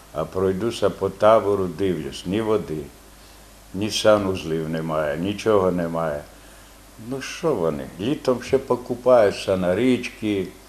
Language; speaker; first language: Ukrainian; non-native, local second language; Romany